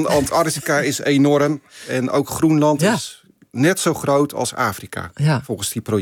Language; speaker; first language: Dutch; native; Dutch